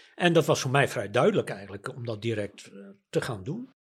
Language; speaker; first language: Dutch; native; Dutch